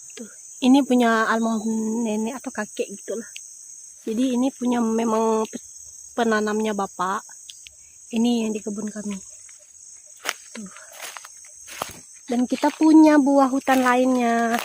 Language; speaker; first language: Indonesian; native; Indonesian